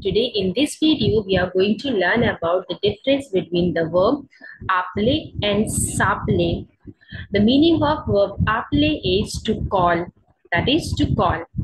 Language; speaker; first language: English; non-native, local second language; Hindi